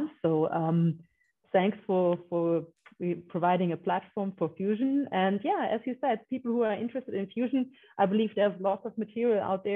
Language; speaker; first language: English; non-native, fluent; German